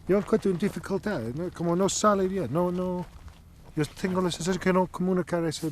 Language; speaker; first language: Spanish; non-native, learner; English